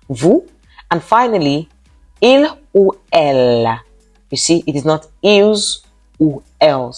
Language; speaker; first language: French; non-native, fluent; Yoruba